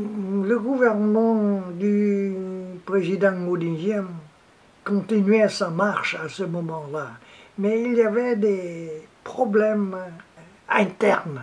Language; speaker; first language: French; non-native, local second language; Vietnamese